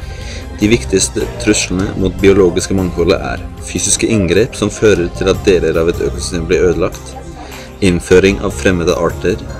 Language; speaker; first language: Norwegian; native; Norwegian